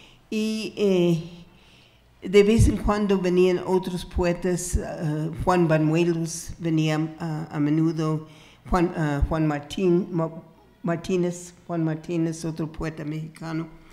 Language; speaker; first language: Spanish; non-native, fluent; English